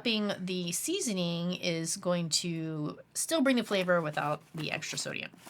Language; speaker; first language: English; native; English